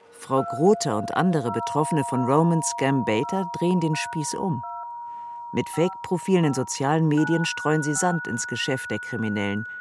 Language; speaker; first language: German; native; German